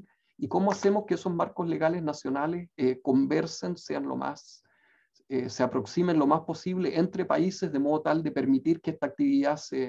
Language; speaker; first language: Spanish; native; Spanish